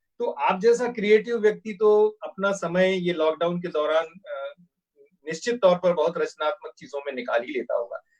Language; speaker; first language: Hindi; native; Hindi